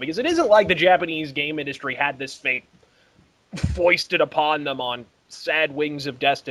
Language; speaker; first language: English; native; English